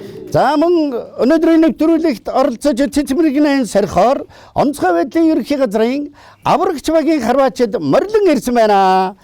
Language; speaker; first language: Mongolian; native; Mongolian